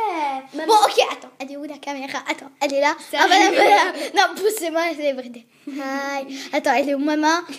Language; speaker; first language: French; native; French